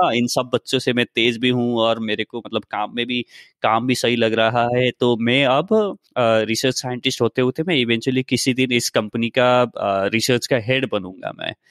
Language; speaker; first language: Hindi; native; Hindi